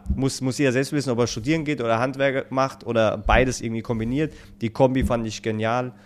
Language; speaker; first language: German; native; German